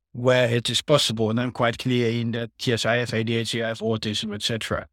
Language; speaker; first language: English; non-native, fluent; Dutch